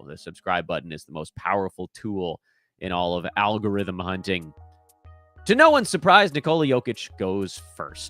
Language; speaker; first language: English; native; English